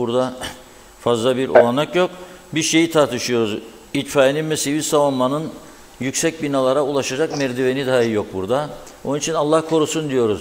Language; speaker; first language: Turkish; native; Turkish